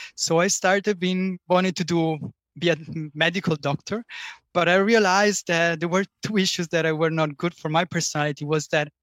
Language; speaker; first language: English; non-native, fluent; Italian